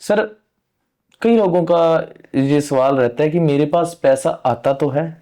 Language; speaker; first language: Hindi; non-native, local second language; Punjabi